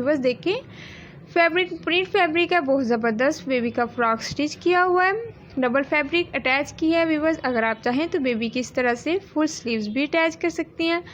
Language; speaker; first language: Hindi; native; Hindi